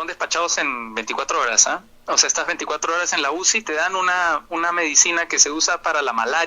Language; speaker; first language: Spanish; native; Spanish